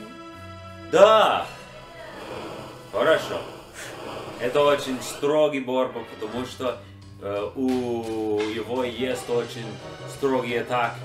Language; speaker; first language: Russian; non-native, learner; English